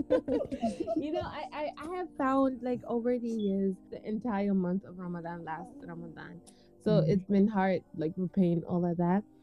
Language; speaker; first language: English; non-native, local second language; Wolof